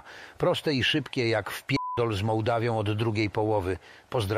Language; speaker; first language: Polish; native; Polish